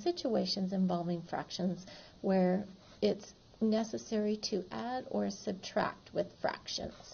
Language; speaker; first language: English; native; English